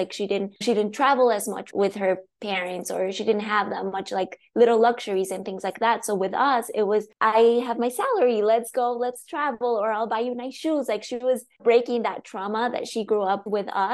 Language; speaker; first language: English; non-native, fluent; Spanish